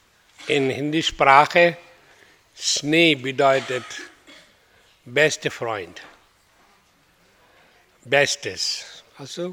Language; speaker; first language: German; non-native, learner; Hindi